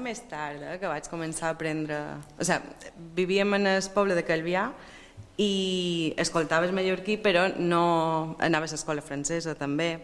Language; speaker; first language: Catalan; early bilingual, other home language; French